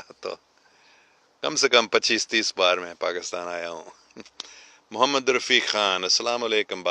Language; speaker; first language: Hindi; non-native, local second language; English